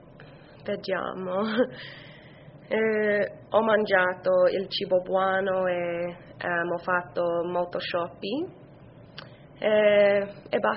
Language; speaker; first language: Italian; non-native, learner; English